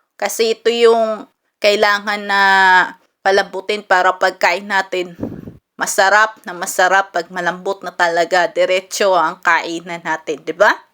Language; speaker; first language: Filipino; non-native, local second language; Cebuano